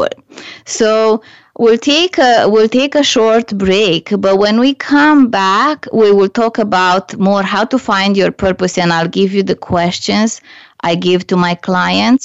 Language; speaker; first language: English; non-native, fluent; Romanian